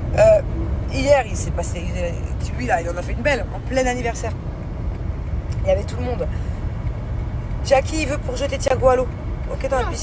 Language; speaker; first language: French; native; French